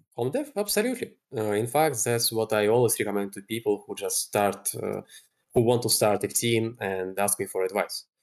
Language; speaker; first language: English; non-native, fluent; Russian